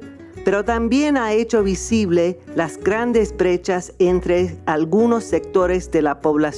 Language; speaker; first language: Spanish; non-native, fluent; English